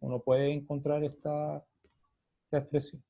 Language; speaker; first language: Spanish; native; Spanish